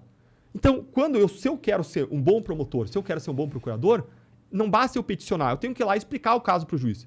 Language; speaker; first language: Portuguese; native; Portuguese